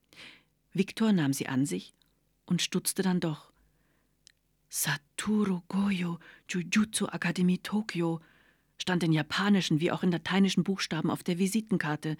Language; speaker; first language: German; native; German